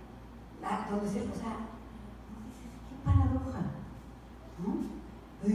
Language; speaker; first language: Spanish; native; Spanish